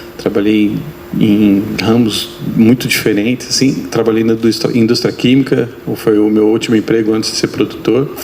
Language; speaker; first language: Portuguese; native; Portuguese